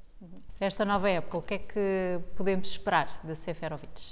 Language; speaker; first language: Portuguese; native; Portuguese